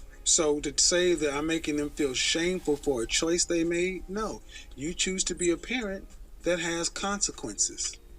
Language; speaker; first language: English; native; English